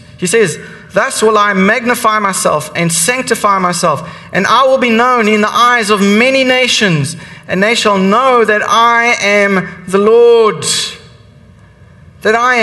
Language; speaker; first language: English; native; English